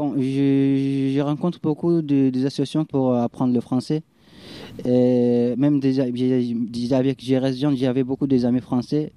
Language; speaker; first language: French; non-native, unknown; Arabic